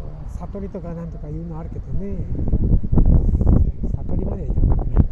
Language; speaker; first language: Japanese; native; Japanese